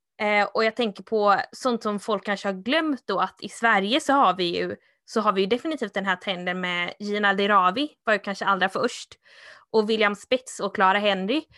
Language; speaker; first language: Swedish; native; Swedish